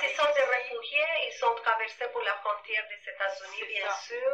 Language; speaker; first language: French; non-native, fluent; Spanish